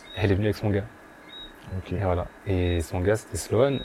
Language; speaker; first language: French; native; French